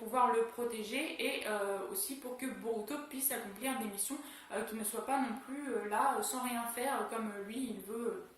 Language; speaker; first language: French; native; French